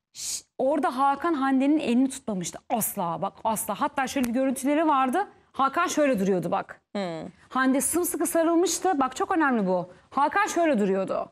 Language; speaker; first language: Turkish; native; Turkish